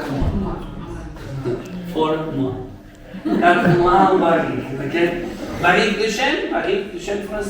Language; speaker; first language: French; non-native, learner; Portuguese